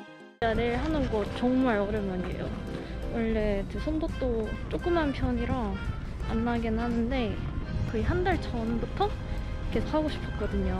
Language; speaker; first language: Korean; non-native, fluent; Cantonese